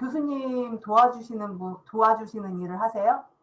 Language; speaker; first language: Korean; native; Korean